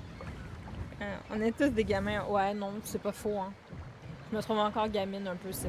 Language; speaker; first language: French; native; French